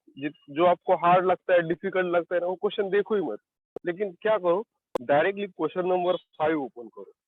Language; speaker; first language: Hindi; non-native, local second language; Marathi